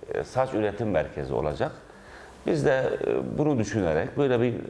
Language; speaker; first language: Turkish; native; Turkish